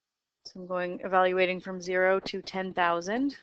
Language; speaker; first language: English; native; English